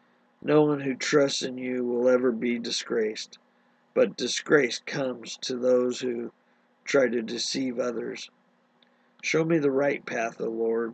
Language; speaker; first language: English; native; English